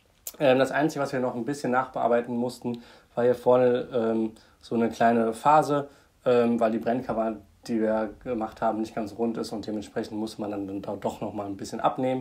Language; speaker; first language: German; native; German